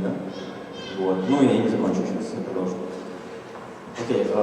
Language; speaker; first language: Russian; native; Russian